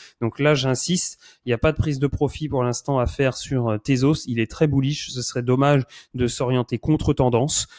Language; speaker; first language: French; native; French